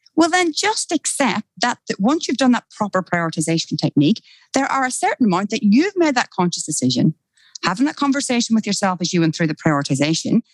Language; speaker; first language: English; native; English